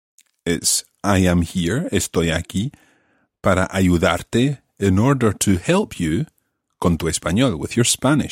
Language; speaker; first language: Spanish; non-native, fluent; English